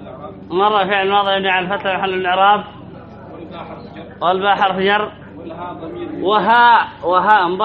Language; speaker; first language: Arabic; native; Arabic